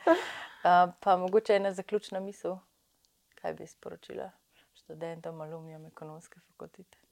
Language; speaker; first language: Slovenian; native; Slovenian